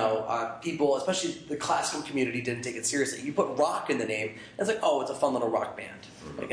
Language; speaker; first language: English; native; English